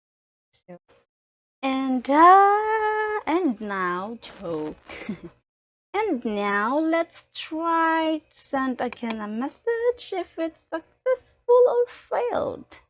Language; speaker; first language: English; non-native, learner; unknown